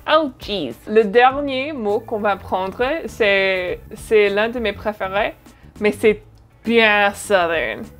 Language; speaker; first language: French; non-native, fluent; English